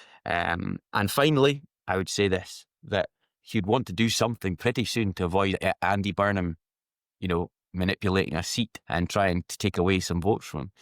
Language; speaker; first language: English; native; English